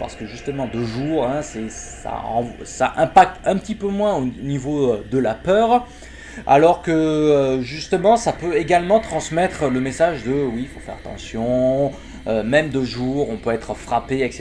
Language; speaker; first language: French; native; French